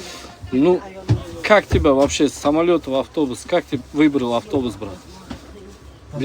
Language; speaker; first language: Russian; non-native, fluent; Uzbek